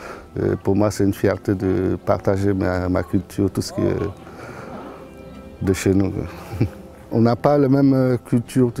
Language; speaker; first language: French; non-native, local second language; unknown